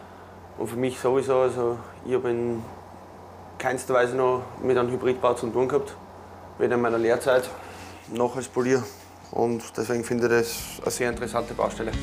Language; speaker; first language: German; native; German